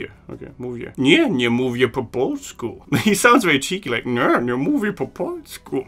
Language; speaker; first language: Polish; non-native, learner; German